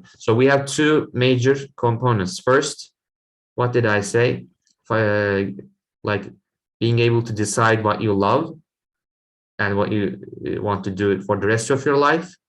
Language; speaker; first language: English; non-native, fluent; Turkish